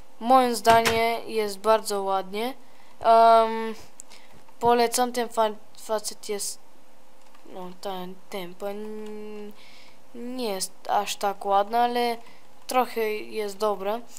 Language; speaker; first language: Polish; early bilingual, heritage; Polish